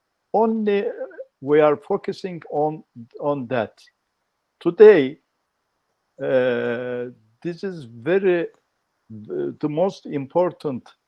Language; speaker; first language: English; non-native, learner; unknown